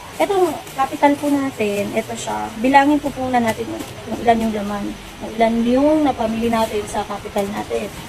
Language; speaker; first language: Filipino; non-native, local second language; Cebuano